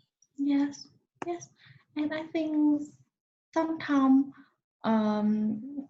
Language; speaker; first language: English; non-native, learner; Vietnamese